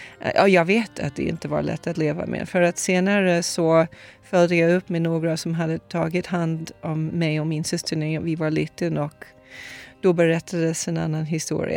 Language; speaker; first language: Swedish; non-native, fluent; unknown